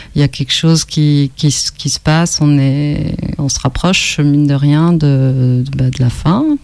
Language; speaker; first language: French; non-native, fluent; Spanish